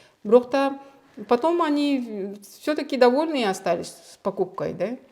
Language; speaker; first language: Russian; non-native, local second language; Kyrgyz